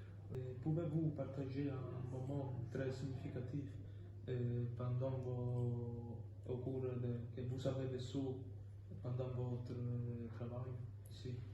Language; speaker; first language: French; non-native, learner; Italian